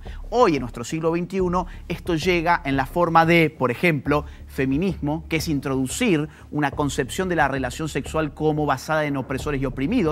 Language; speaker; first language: Spanish; native; Spanish